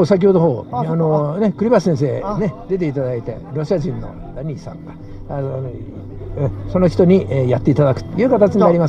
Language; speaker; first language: Japanese; native; Japanese